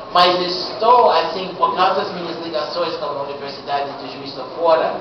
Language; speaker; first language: Portuguese; non-native, fluent; English